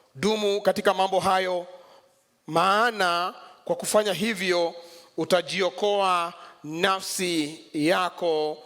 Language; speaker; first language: Swahili; non-native, local second language; Kikuyu